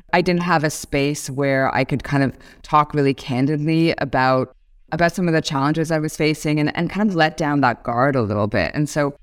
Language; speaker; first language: English; native; English